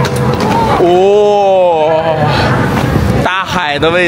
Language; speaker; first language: Chinese; native; Chinese